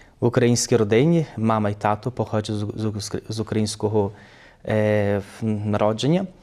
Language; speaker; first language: Ukrainian; early bilingual, heritage; Ukrainian